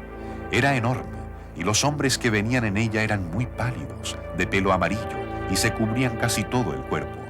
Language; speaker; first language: Spanish; native; Spanish